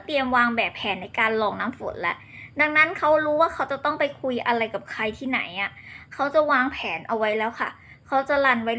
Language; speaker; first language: Thai; native; Thai